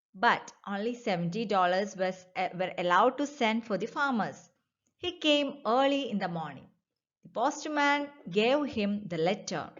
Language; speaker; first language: English; non-native, local second language; Malayalam